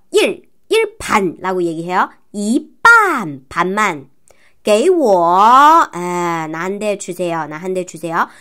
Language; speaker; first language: Korean; non-native, fluent; Chinese